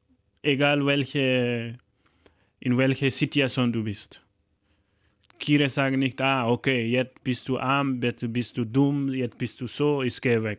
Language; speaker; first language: German; non-native, learner; Fula